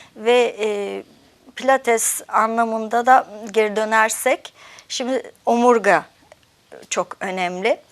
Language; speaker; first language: Turkish; early bilingual, heritage; Turkish